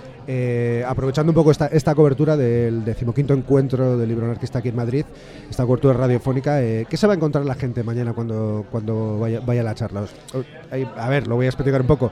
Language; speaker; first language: Spanish; native; Spanish